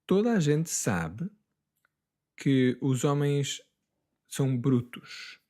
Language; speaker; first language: Portuguese; non-native, fluent; English